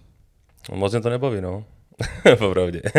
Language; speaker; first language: Czech; native; Czech